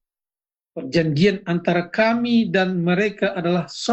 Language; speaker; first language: Indonesian; native; Indonesian